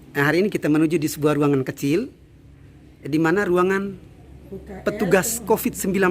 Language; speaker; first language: Indonesian; native; Indonesian